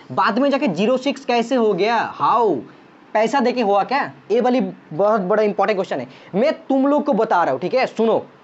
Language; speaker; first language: Hindi; non-native, local second language; Bangla